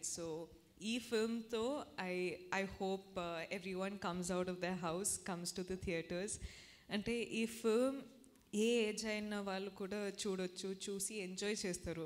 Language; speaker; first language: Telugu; non-native, fluent; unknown